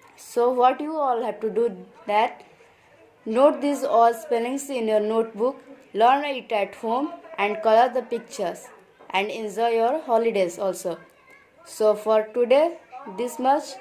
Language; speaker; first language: English; non-native, local second language; Hindi